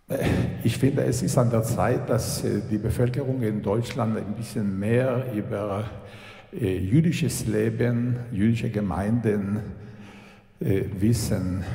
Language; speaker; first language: German; non-native, fluent; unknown